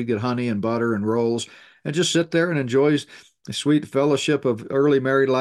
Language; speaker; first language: English; native; English